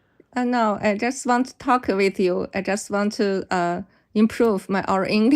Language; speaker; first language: English; non-native, learner; Chinese